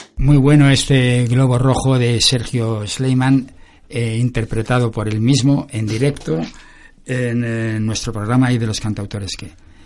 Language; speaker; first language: Spanish; native; Spanish